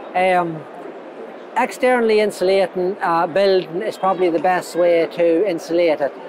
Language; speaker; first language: English; native; English